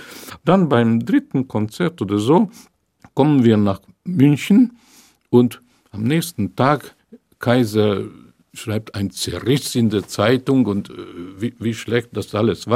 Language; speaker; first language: German; non-native, fluent; Hungarian